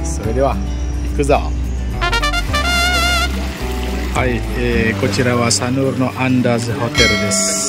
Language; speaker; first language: Japanese; non-native, fluent; Balinese